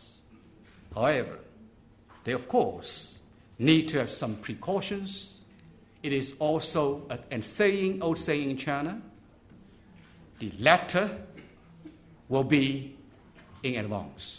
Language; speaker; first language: English; non-native, fluent; Chinese